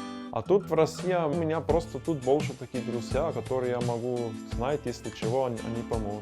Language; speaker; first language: Russian; non-native, learner; German